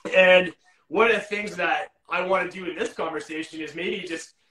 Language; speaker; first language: English; native; English